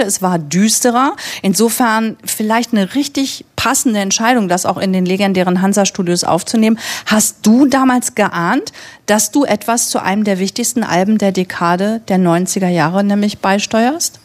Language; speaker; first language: German; native; German